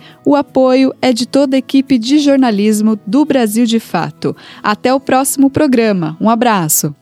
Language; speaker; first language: Portuguese; native; Portuguese